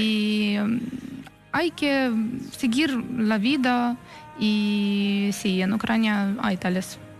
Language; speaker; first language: Spanish; non-native, fluent; Ukrainian